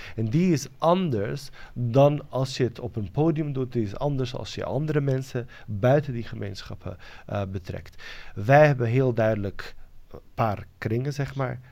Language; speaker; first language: Dutch; non-native, fluent; Bosnian